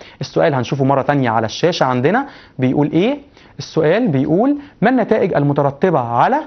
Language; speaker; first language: Arabic; native; Arabic